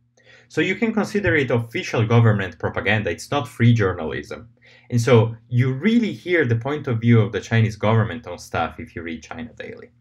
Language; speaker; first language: English; non-native, fluent; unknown